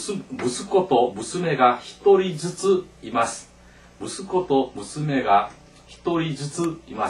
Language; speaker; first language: Japanese; non-native, local second language; Korean